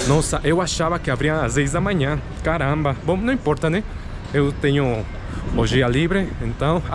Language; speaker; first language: Portuguese; non-native, fluent; Spanish